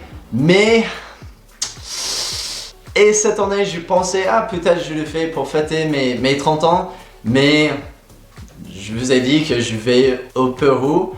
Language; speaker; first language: French; non-native, fluent; English